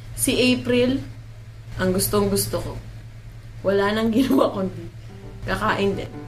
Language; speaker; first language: Filipino; non-native, local second language; Cebuano